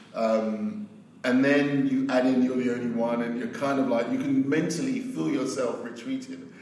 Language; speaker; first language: English; native; English